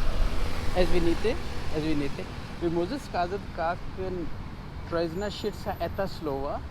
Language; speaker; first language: Russian; non-native, learner; Urdu